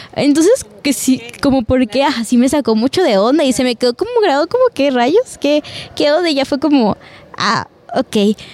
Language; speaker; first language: Spanish; native; Spanish